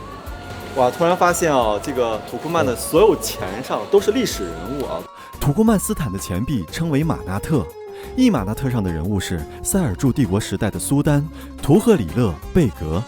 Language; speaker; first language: Chinese; native; Chinese